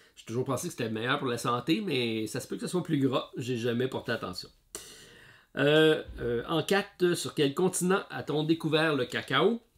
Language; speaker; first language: French; native; French